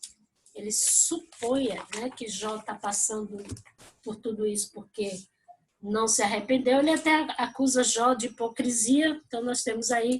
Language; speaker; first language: Portuguese; native; Portuguese